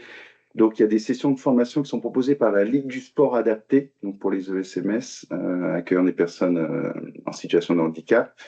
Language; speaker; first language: French; native; French